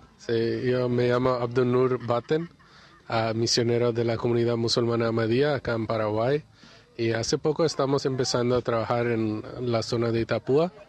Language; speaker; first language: Spanish; non-native, fluent; English